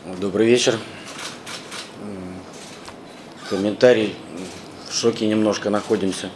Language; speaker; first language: Russian; native; Russian